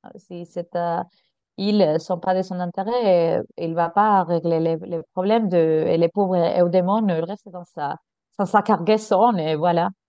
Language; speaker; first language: French; non-native, fluent; Spanish